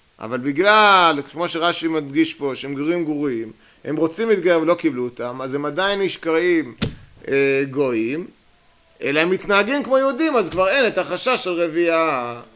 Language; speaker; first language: Hebrew; native; Hebrew